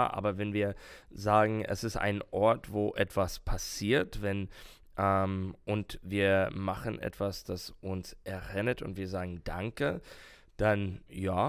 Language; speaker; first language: German; non-native, learner; English